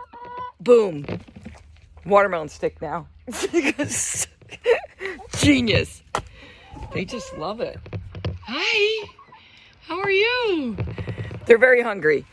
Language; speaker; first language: English; native; English